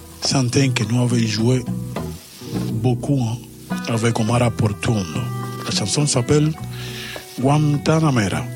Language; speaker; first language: French; non-native, learner; Spanish